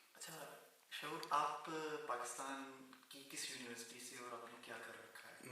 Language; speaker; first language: Urdu; native; Urdu